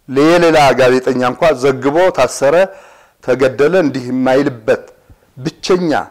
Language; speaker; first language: Amharic; non-native, local second language; Tigrinya